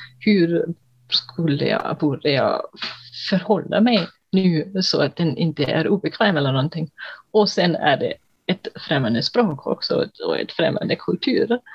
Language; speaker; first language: Swedish; non-native, fluent; German